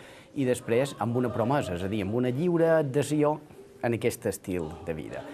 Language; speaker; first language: Catalan; native; Catalan